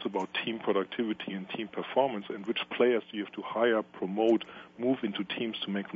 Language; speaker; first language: English; non-native, fluent; Italian